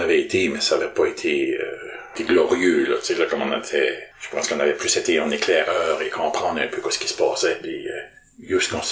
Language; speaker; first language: French; native; French